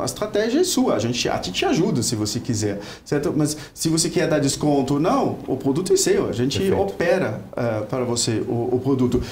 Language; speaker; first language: Portuguese; non-native, fluent; German